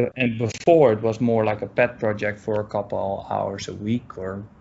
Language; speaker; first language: English; non-native, fluent; Dutch